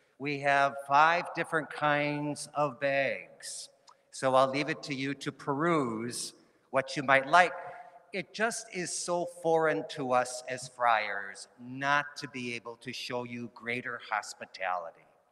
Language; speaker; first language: English; native; English